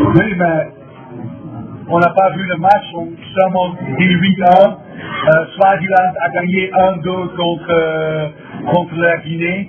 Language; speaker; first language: French; non-native, fluent; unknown